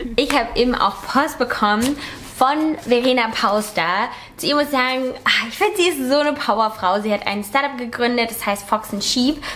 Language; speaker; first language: German; native; German